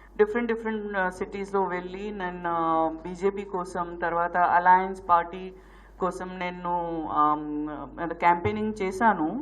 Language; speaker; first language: Telugu; non-native, local second language; Gujarati